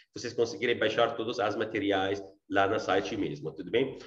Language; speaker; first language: Portuguese; non-native, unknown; Arabic